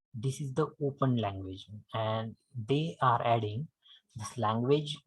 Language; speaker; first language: English; non-native, local second language; Marathi